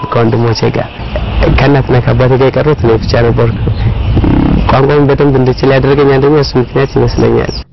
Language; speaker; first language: Amharic; non-native, local second language; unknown